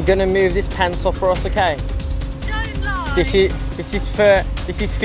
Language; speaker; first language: English; native; English